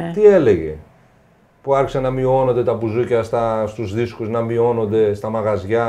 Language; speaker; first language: Greek; native; Greek